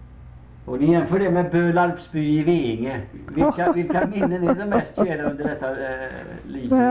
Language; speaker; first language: Swedish; native; Swedish